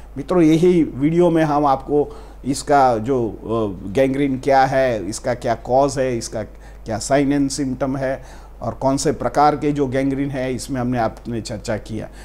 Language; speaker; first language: Hindi; non-native, local second language; Gujarati